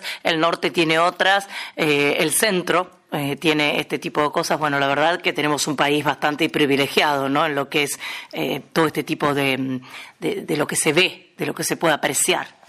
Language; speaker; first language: Spanish; native; Spanish